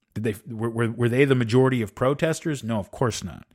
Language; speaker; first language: English; native; English